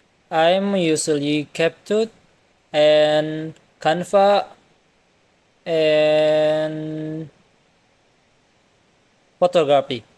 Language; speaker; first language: English; non-native, learner; Indonesian